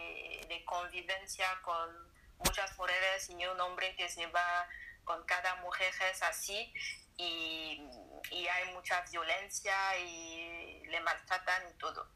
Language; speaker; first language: Spanish; non-native, learner; French